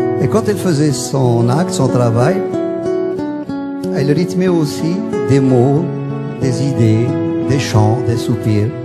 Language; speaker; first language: French; non-native, local second language; Kabyle